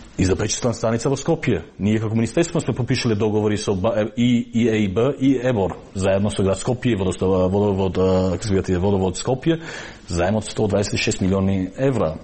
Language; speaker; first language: Macedonian; non-native, local second language; Albanian